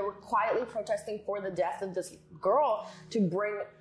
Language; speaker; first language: English; early bilingual, other home language; Persian